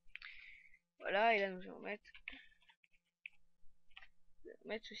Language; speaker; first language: French; native; French